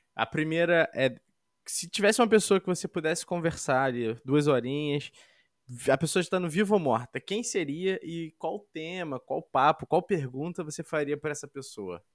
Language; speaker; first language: Portuguese; native; Portuguese